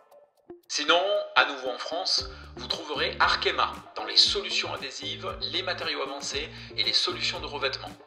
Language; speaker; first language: French; native; French